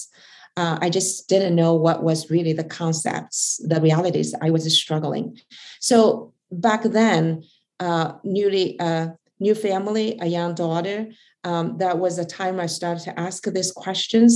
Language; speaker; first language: English; non-native, fluent; Chinese